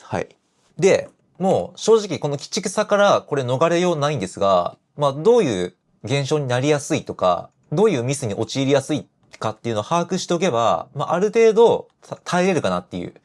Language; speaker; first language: Japanese; native; Japanese